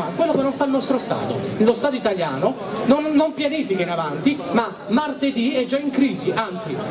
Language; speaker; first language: Italian; native; Italian